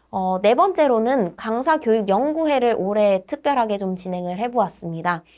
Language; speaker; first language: Korean; native; Korean